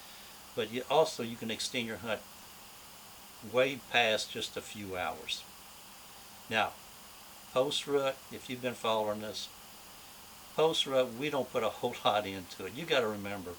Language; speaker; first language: English; native; English